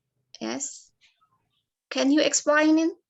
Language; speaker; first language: English; non-native, learner; Indonesian